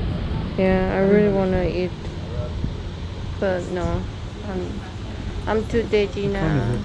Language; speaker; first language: English; non-native, learner; Korean